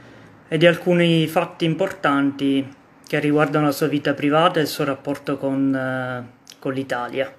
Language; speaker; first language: Italian; native; Italian